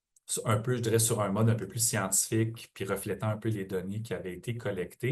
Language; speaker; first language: French; native; French